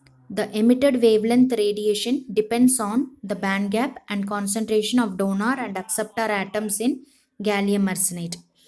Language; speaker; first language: English; non-native, local second language; Tamil